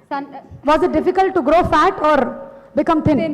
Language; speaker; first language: Telugu; native; Telugu